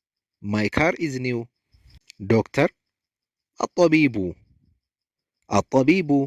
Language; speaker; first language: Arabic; non-native, fluent; Amharic